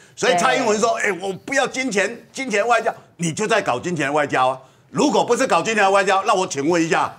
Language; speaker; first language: Chinese; native; Chinese